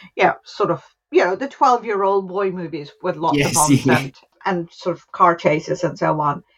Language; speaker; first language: English; non-native, local second language; Hindi